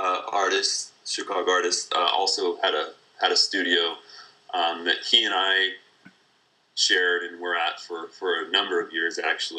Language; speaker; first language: English; native; English